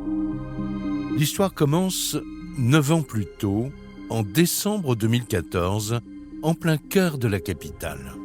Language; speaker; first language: French; native; French